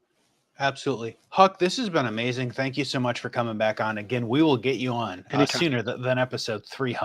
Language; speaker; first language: English; native; English